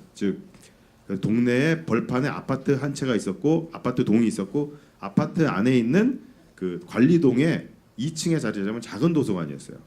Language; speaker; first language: Korean; native; Korean